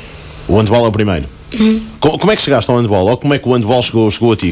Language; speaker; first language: Portuguese; native; Portuguese